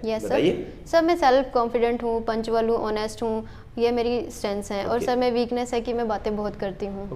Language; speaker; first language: Hindi; native; Hindi